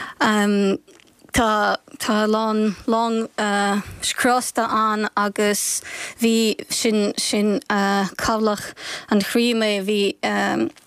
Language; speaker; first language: Irish; non-native, fluent; Ukrainian